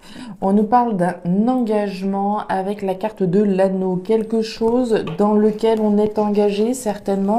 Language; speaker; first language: French; native; French